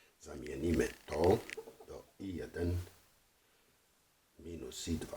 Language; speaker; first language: Polish; non-native, fluent; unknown